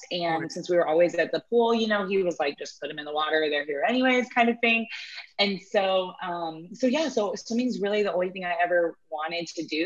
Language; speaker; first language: English; native; English